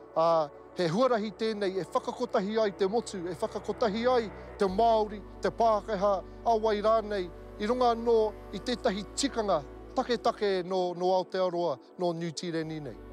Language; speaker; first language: Māori; native; Māori